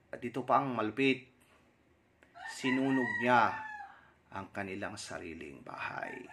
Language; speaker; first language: Filipino; non-native, local second language; Surigaonon